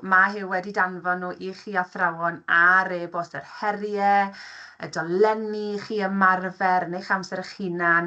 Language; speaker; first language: Welsh; native; Welsh